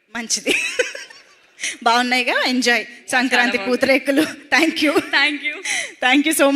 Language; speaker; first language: Telugu; native; Telugu